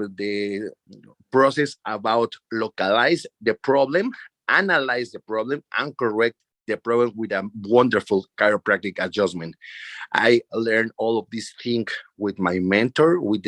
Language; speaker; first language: English; non-native, learner; Spanish